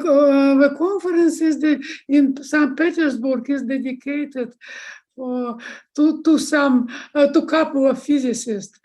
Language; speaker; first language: English; non-native, fluent; Russian